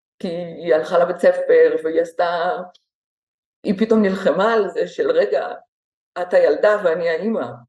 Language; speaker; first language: Hebrew; native; Hebrew